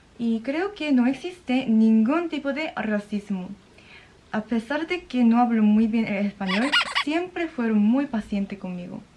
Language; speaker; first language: Spanish; non-native, fluent; Korean